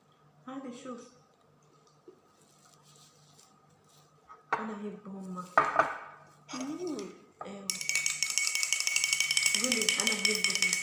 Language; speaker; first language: Arabic; non-native, learner; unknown